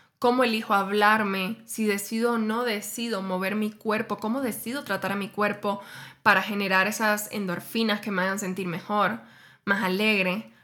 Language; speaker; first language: Spanish; native; Spanish